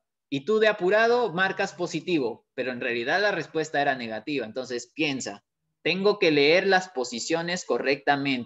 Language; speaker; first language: Spanish; native; Spanish